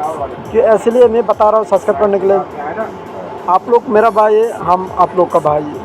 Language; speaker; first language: Hindi; non-native, learner; Bangla